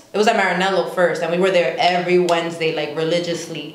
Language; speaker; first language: English; native; English